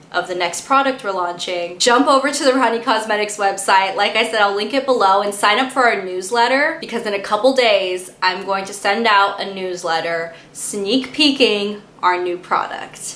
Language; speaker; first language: English; native; English